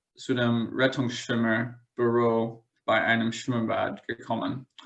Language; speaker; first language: German; non-native, fluent; English